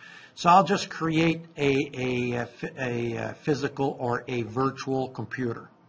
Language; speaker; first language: English; non-native, fluent; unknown